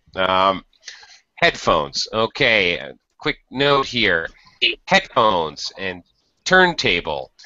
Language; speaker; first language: English; native; English